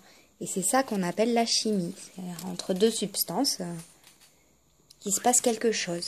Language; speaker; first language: French; native; French